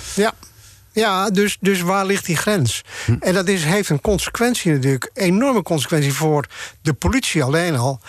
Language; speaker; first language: Dutch; native; Dutch